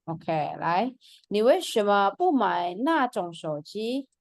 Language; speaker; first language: Chinese; non-native, fluent; Indonesian